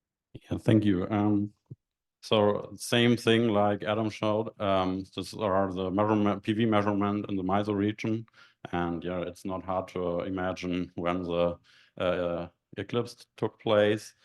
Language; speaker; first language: English; non-native, fluent; German